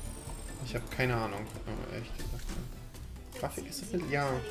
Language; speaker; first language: German; native; German